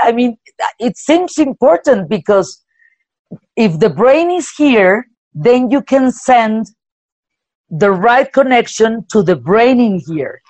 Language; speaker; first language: English; non-native, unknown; Spanish